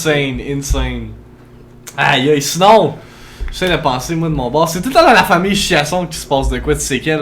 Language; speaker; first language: French; native; French